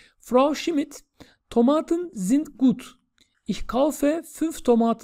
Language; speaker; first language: German; non-native, fluent; Turkish